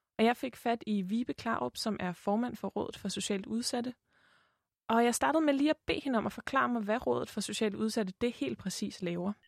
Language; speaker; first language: Danish; native; Danish